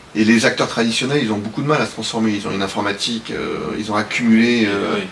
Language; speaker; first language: French; native; French